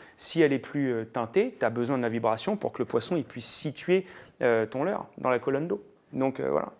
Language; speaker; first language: French; native; French